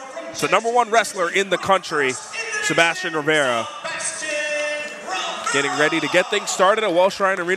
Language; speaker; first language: English; native; English